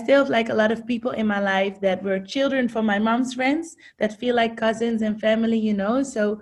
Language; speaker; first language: English; non-native, fluent; Dutch